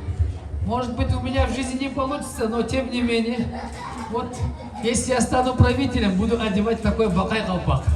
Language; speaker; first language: Russian; non-native, local second language; Kyrgyz